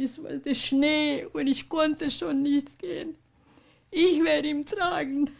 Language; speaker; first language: German; non-native, learner; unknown